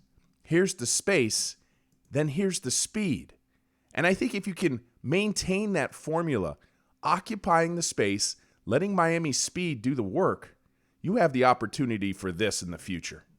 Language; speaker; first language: English; native; English